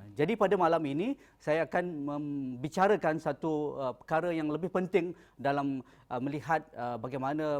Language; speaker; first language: Malay; native; Malay